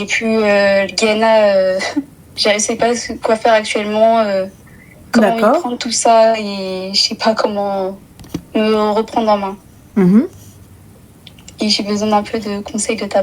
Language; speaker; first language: French; early bilingual, other home language; Arabic